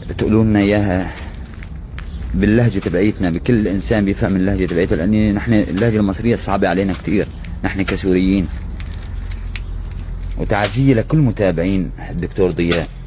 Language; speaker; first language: Arabic; native; Arabic